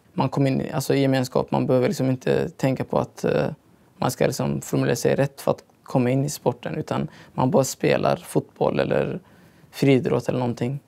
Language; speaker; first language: Swedish; early bilingual, other home language; Somali